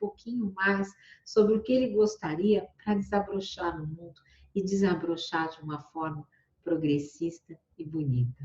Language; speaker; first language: Portuguese; native; Portuguese